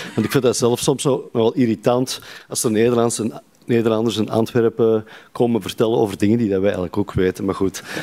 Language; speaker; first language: Dutch; native; Dutch